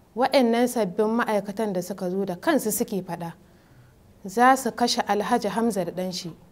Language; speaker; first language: Hausa; native; Hausa